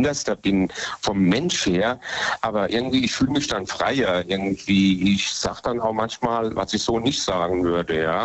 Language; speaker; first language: German; native; German